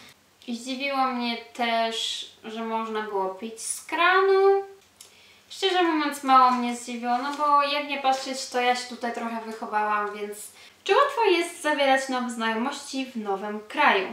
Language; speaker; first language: Polish; early bilingual, heritage; Polish